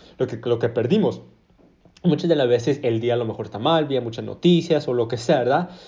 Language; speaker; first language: Spanish; early bilingual, heritage; Spanish